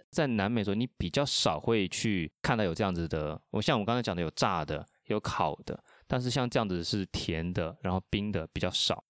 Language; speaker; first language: Chinese; non-native, fluent; Spanish